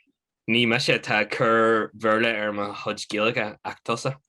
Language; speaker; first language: Irish; non-native, local second language; English